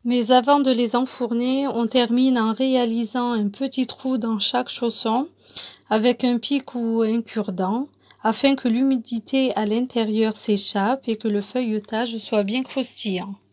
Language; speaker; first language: French; non-native, local second language; Arabic